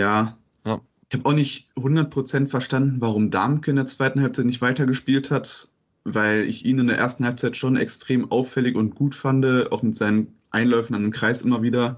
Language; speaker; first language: German; native; German